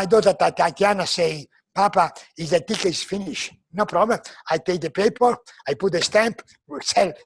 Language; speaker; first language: English; non-native, learner; Italian